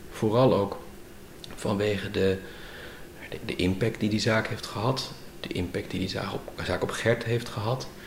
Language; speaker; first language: Dutch; native; Dutch